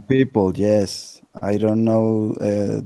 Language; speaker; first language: English; non-native, learner; Spanish